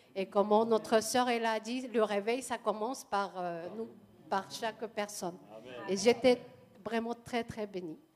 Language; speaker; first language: French; non-native, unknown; Spanish